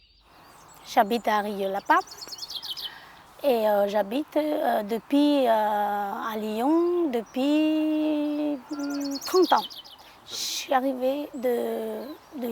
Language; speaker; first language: French; non-native, learner; Hmong